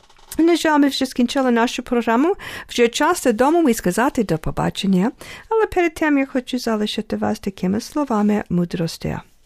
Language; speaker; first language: Ukrainian; early bilingual, heritage; Ukrainian